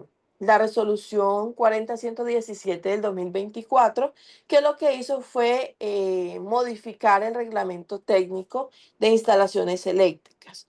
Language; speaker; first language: Spanish; native; Spanish